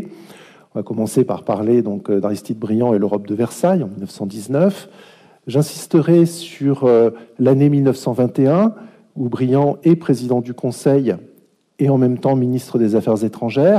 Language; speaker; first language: French; native; French